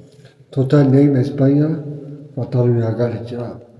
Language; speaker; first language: Spanish; non-native, learner; Turkish